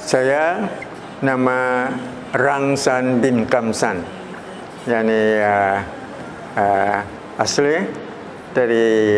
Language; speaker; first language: Indonesian; early bilingual, heritage; Thai